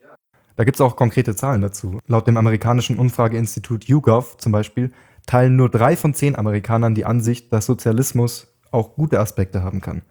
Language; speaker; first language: German; native; German